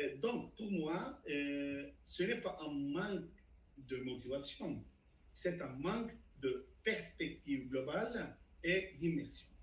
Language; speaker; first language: French; non-native, fluent; Turkish